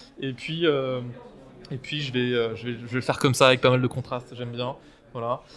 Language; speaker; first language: French; native; French